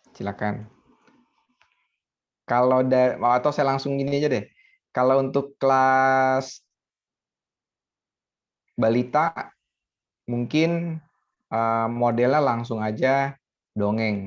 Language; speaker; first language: Indonesian; native; Indonesian